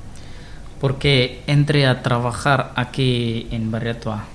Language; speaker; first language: Spanish; non-native, learner; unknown